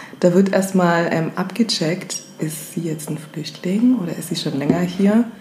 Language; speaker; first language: German; early bilingual, other home language; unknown